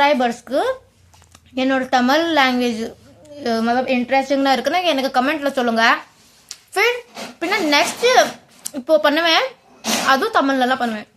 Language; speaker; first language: Tamil; early bilingual, heritage; Tamil